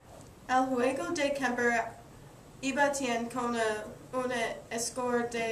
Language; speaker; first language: Spanish; non-native, learner; English